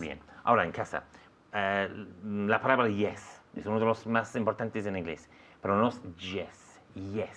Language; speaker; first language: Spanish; non-native, fluent; English